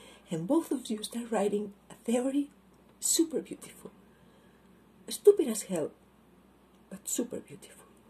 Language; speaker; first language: English; non-native, fluent; Catalan